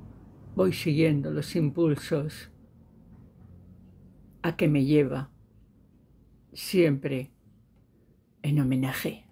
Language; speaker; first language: Spanish; native; Spanish